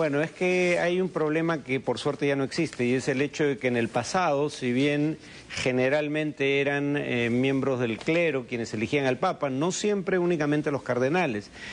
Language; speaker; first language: Spanish; native; Spanish